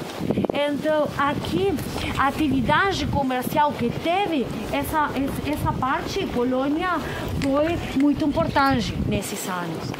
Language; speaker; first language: Portuguese; non-native, fluent; Spanish